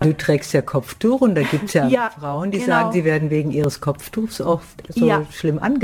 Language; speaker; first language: German; native; German